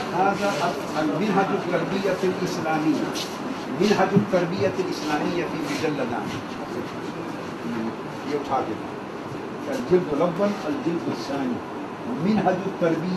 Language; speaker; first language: Arabic; non-native, learner; Urdu